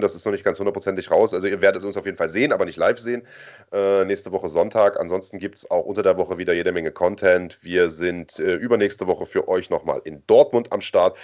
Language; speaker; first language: German; native; German